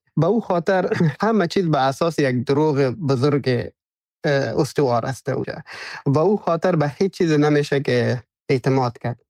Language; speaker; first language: Persian; native; Persian